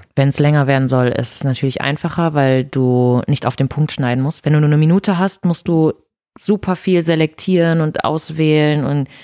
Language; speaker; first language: German; non-native, fluent; Portuguese